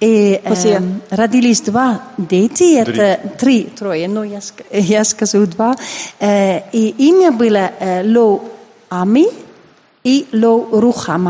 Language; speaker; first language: Russian; non-native, learner; Dutch